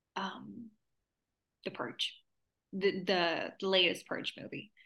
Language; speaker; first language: English; early bilingual, other home language; Spanish